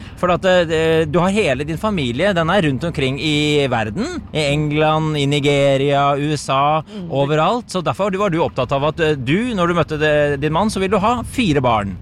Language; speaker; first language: Norwegian; native; Norwegian